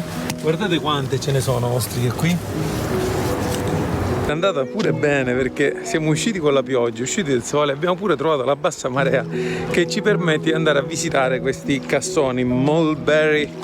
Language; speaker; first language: Italian; native; Italian